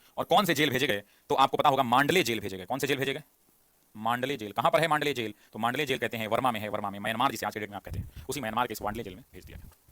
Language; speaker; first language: Hindi; native; Hindi